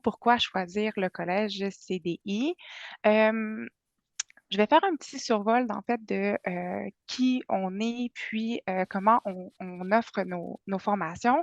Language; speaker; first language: French; native; French